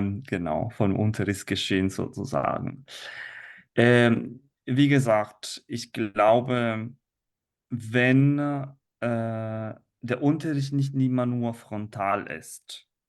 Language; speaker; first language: German; non-native, fluent; Italian